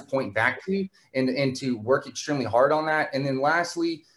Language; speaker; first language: English; native; English